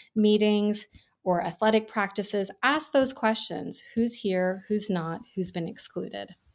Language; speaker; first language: English; early bilingual, other home language; Gujarati